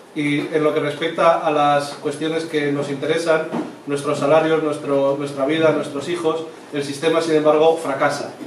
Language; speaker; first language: Spanish; native; Spanish